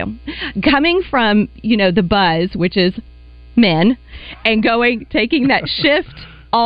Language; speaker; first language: English; native; English